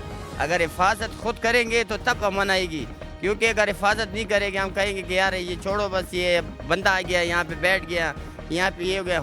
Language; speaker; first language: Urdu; non-native, local second language; Pashto